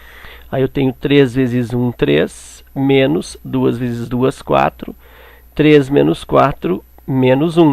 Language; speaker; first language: Portuguese; native; Portuguese